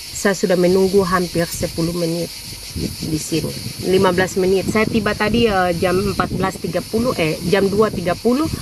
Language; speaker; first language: Indonesian; native; Indonesian